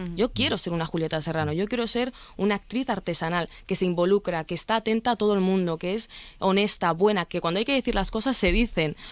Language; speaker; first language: Spanish; early bilingual, other home language; Arabic